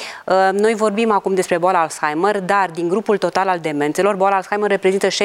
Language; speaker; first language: Romanian; native; Romanian